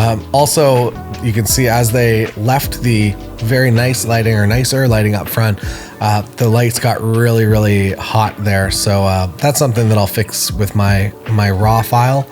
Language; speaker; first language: English; native; English